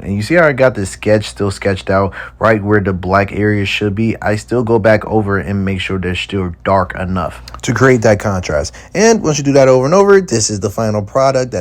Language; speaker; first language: English; native; English